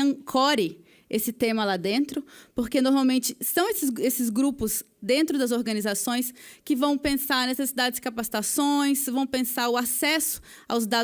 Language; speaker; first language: Portuguese; native; Portuguese